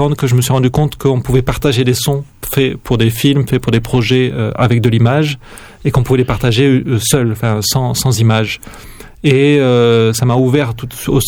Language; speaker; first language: French; native; French